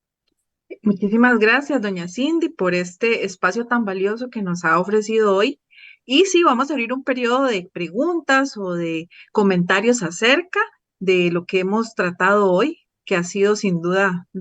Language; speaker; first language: Spanish; native; Spanish